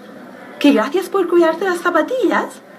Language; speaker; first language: Spanish; native; Spanish